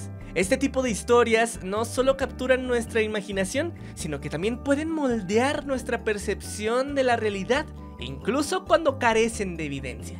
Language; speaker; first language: Spanish; native; Spanish